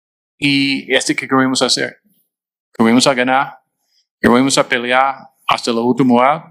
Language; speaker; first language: Spanish; non-native, fluent; English